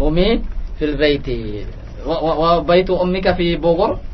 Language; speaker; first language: Arabic; non-native, fluent; Indonesian